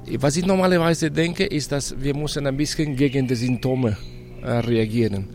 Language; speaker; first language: German; non-native, fluent; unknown